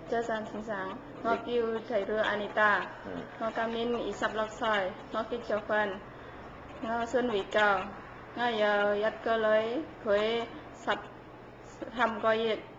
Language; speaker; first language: Cantonese; non-native, learner; Indonesian